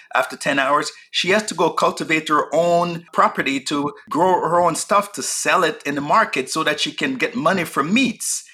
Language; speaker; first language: English; native; English